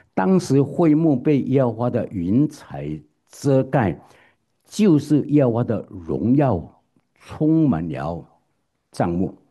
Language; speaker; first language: Chinese; native; Chinese